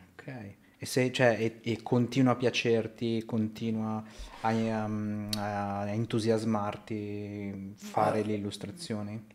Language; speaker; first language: Italian; native; Italian